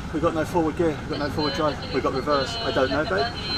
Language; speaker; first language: English; native; English